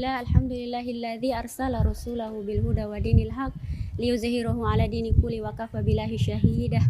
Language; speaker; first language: Indonesian; non-native, local second language; Tetum